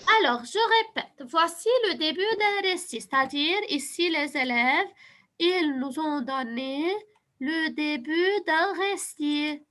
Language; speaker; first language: French; non-native, fluent; Arabic